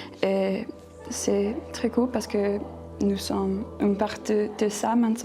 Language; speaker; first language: French; non-native, learner; English